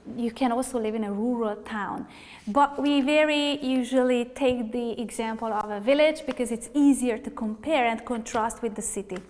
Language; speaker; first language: English; non-native, fluent; Hungarian